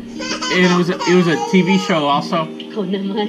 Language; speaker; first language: English; native; English